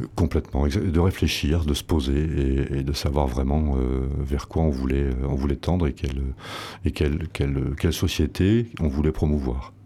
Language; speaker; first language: French; native; French